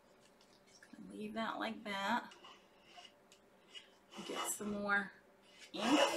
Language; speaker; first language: English; native; English